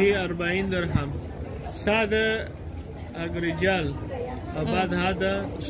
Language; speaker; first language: Arabic; non-native, learner; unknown